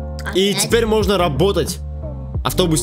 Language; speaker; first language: Russian; native; Russian